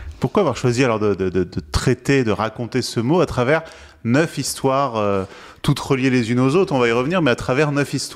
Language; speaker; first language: French; native; French